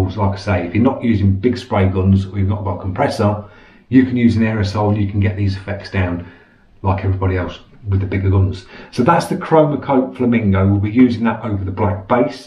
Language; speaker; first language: English; native; English